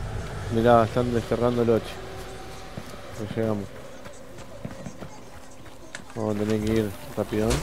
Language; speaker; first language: Spanish; native; Spanish